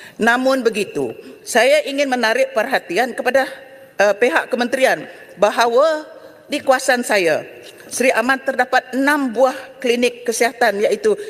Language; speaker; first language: Malay; native; Malay